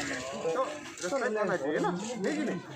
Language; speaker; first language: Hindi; non-native, local second language; Khasi